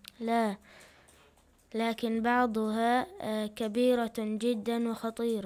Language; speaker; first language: Arabic; early bilingual, other home language; Chechen